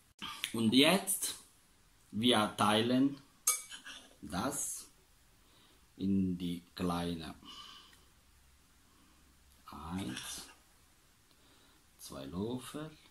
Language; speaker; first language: German; non-native, learner; Italian